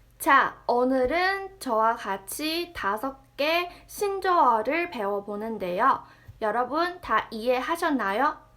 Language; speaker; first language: Korean; non-native, fluent; Chinese